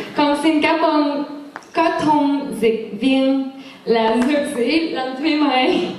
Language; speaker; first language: Vietnamese; early bilingual, heritage; Vietnamese